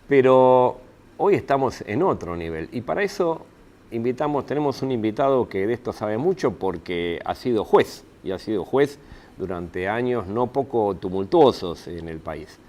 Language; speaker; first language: Spanish; native; Spanish